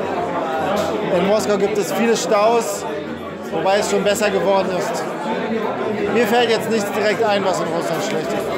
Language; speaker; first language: German; native; German